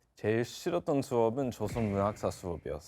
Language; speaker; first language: Korean; non-native, fluent; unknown